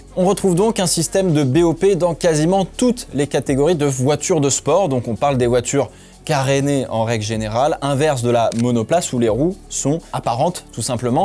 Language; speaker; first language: French; native; French